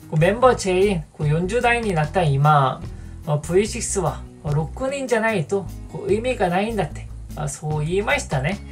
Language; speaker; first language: Japanese; non-native, fluent; Korean